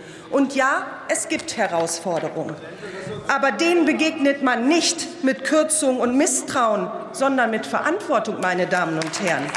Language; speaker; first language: German; early bilingual, other home language; Turkish